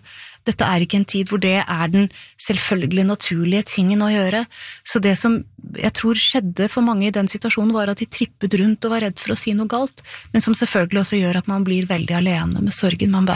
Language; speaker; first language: Norwegian; native; Norwegian